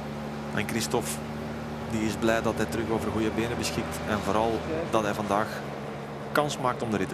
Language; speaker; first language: Dutch; native; Dutch